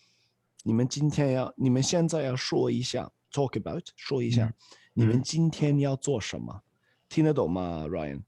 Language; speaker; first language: Chinese; non-native, fluent; Swedish